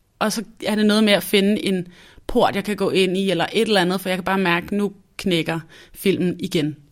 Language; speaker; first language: Danish; native; Danish